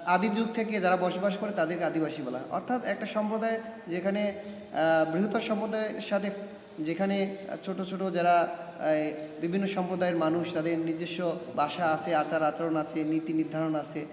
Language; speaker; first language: Bangla; non-native, local second language; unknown